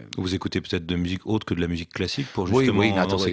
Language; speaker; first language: French; native; French